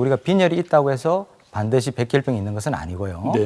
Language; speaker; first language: Korean; native; Korean